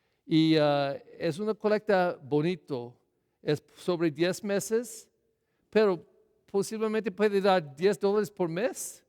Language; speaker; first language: Spanish; non-native, fluent; English